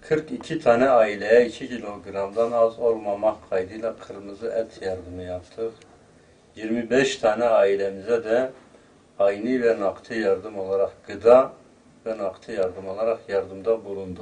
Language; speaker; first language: Turkish; native; Turkish